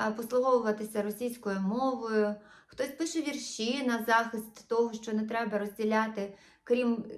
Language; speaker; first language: Ukrainian; non-native, local second language; Russian